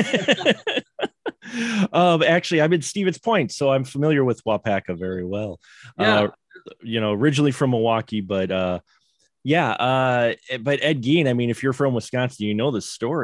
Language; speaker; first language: English; native; English